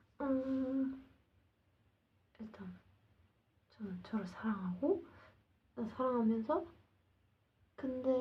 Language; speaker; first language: Korean; non-native, learner; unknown